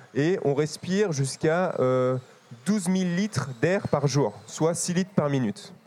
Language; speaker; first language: French; native; French